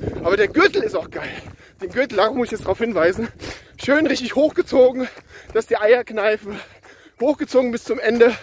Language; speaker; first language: German; native; German